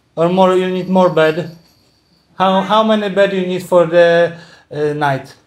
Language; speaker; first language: English; non-native, learner; Polish